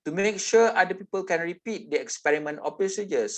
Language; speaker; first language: English; non-native, local second language; Malay